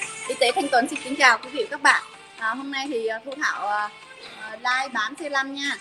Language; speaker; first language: Vietnamese; native; Vietnamese